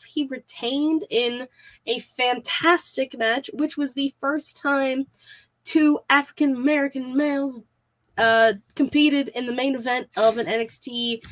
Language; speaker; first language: English; native; English